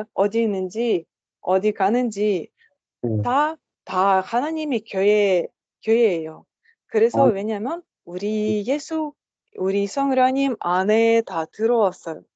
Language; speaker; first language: Korean; non-native, learner; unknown